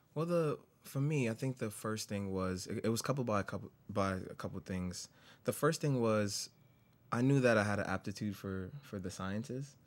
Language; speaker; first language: English; native; English